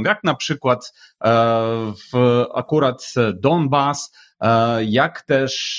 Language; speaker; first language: Polish; non-native, fluent; Ukrainian